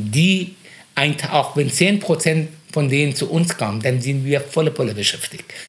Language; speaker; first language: German; non-native, fluent; Persian